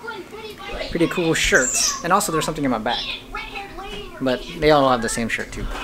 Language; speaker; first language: English; native; English